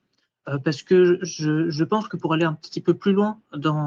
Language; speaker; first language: French; native; French